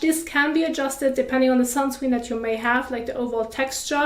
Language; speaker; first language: English; non-native, fluent; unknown